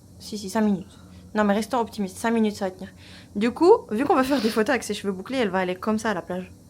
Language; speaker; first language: French; early bilingual, other home language; Arabic